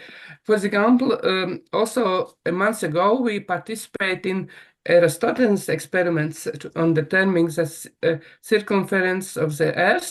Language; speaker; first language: English; non-native, learner; Latvian